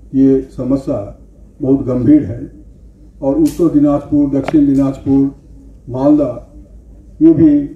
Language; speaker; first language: Hindi; non-native, local second language; Bangla